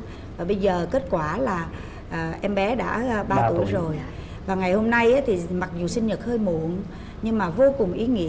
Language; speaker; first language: Vietnamese; native; Vietnamese